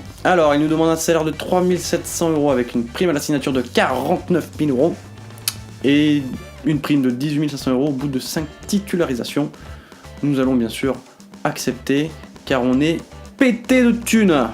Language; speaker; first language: French; native; French